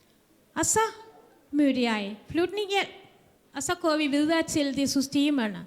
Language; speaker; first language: Danish; non-native, fluent; Tamil